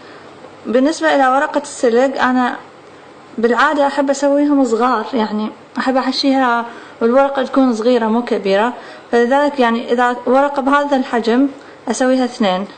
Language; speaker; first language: Arabic; native; Arabic